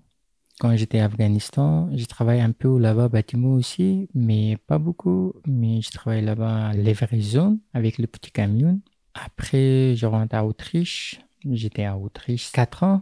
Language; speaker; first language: French; non-native, learner; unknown